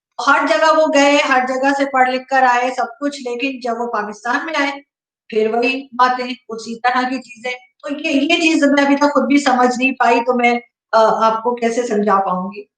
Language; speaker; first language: Urdu; native; Urdu